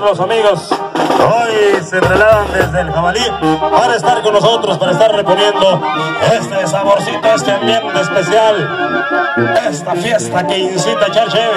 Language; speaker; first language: Spanish; native; Spanish